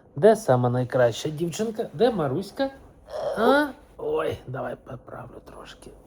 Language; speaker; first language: Ukrainian; native; Ukrainian